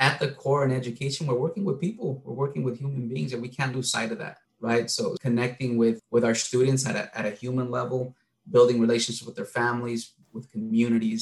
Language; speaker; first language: English; early bilingual, other home language; Spanish